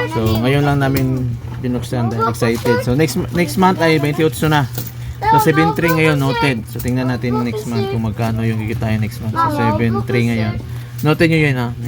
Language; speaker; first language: Filipino; non-native, local second language; Cebuano